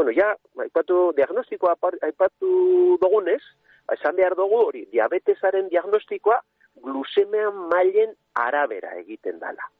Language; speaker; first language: Basque; native; Basque